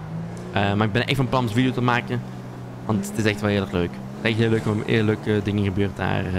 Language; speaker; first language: Dutch; native; Dutch